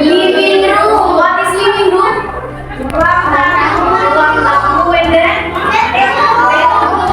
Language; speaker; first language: English; non-native, learner; Indonesian